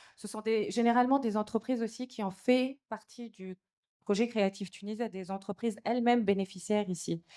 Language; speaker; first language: French; non-native, local second language; Arabic